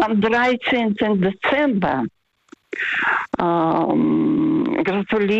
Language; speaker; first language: German; early bilingual, heritage; Russian